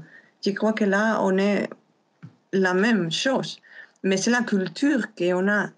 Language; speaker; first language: French; non-native, fluent; Spanish